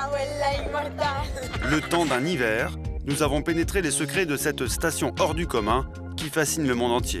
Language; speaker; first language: French; native; French